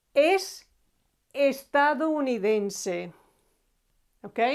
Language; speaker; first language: Spanish; non-native, fluent; Croatian